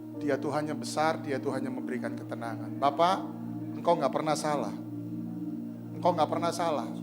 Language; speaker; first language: Indonesian; non-native, local second language; Javanese